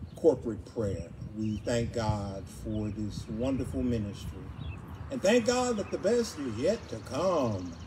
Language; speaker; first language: English; native; English